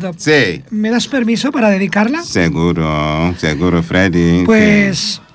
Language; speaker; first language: Spanish; non-native, fluent; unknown